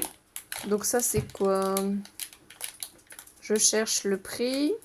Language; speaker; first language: French; native; French